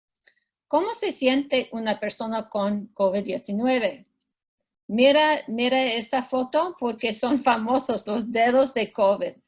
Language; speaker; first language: Spanish; non-native, fluent; English